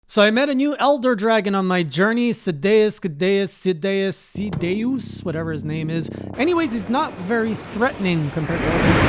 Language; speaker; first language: English; native; English